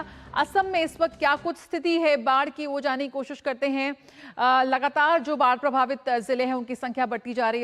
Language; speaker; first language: Hindi; native; Hindi